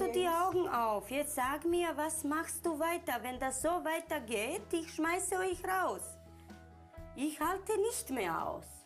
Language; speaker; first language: German; non-native, learner; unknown